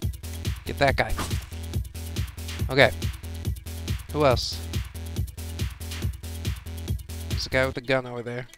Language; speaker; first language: English; native; English